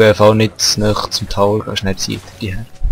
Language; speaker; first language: German; native; German